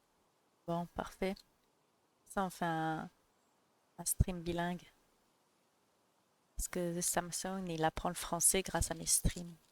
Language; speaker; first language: French; native; French